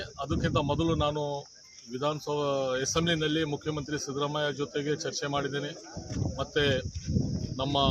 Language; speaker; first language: Kannada; non-native, local second language; Urdu